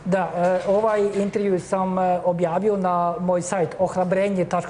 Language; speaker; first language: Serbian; non-native, fluent; Norwegian